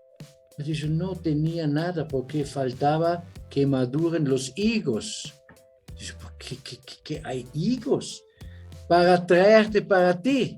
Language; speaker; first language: Spanish; non-native, fluent; German